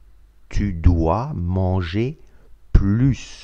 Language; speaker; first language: French; non-native, fluent; Russian